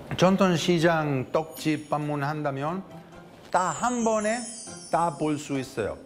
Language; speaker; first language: Korean; non-native, fluent; Italian